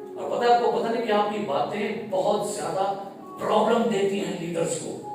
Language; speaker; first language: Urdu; non-native, local second language; Punjabi